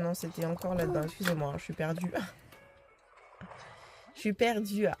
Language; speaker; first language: French; native; French